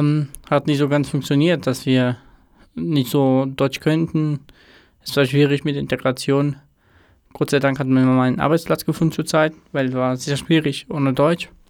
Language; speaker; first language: German; non-native, fluent; Romanian